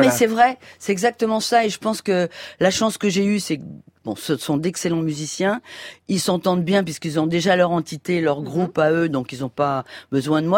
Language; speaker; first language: French; native; French